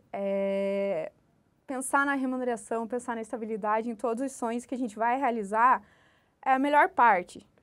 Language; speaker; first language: Portuguese; native; Portuguese